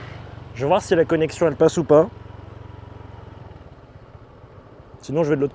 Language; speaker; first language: French; native; French